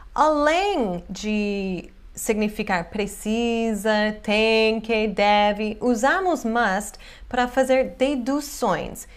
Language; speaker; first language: Portuguese; non-native, fluent; English